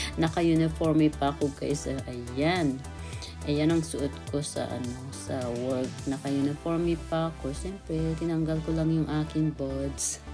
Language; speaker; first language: Filipino; native; Filipino